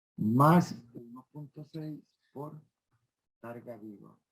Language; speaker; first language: Spanish; native; Spanish